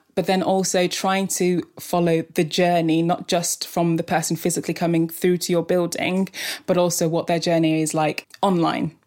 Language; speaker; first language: English; native; English